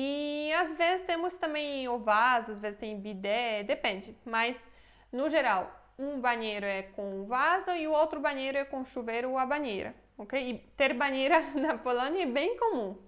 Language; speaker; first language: Portuguese; non-native, fluent; Polish